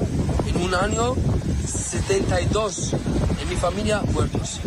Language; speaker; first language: Spanish; non-native, learner; Arabic